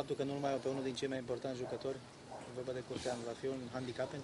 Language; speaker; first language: Romanian; native; Romanian